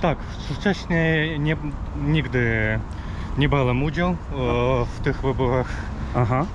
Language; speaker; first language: Polish; early bilingual, heritage; Russian